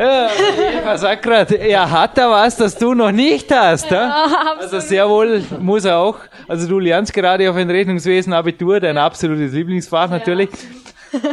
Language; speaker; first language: German; native; German